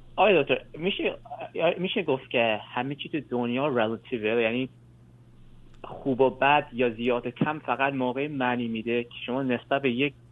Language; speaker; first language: Persian; early bilingual, heritage; Persian